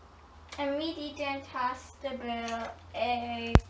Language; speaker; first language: French; non-native, learner; English